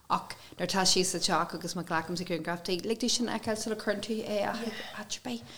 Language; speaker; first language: Irish; non-native, local second language; English